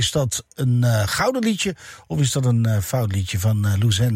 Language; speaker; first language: Dutch; native; Dutch